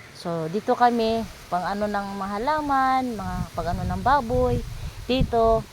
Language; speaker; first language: Filipino; non-native, local second language; Cebuano